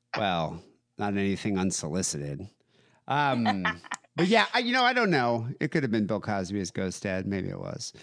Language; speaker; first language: English; native; English